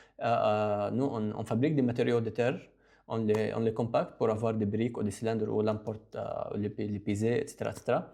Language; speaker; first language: French; non-native, local second language; Arabic